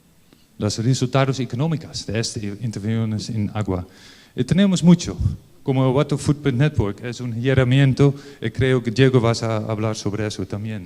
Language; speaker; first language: Spanish; non-native, learner; Dutch